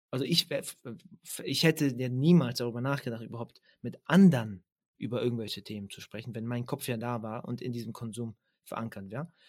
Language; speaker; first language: German; early bilingual, other home language; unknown